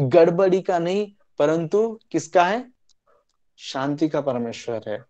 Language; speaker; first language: Hindi; non-native, local second language; Marathi